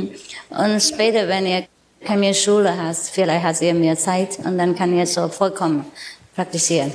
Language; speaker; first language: German; non-native, learner; Vietnamese